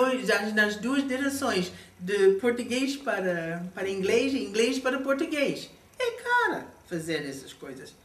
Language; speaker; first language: Portuguese; non-native, fluent; English